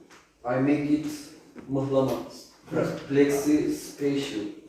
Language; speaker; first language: English; non-native, learner; Turkish